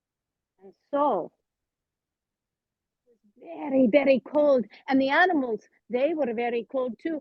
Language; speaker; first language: English; native; English